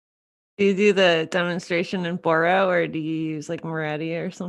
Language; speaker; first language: English; native; English